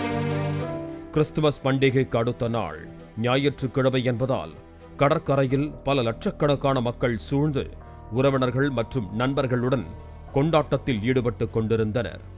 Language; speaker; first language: Tamil; native; Tamil